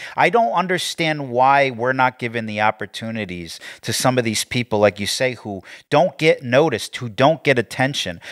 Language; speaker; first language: English; native; English